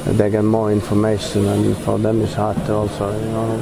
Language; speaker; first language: English; non-native, fluent; Finnish